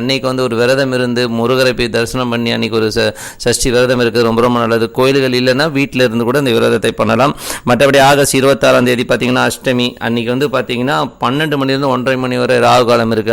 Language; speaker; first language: Tamil; native; Tamil